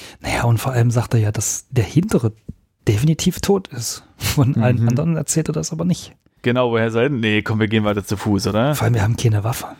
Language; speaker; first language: German; native; German